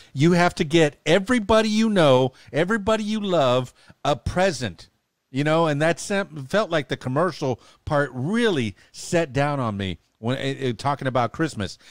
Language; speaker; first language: English; native; English